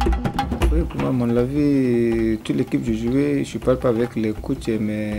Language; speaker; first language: French; non-native, learner; English